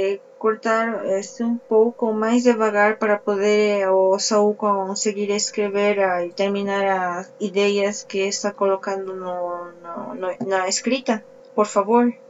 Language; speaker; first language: Portuguese; non-native, fluent; Spanish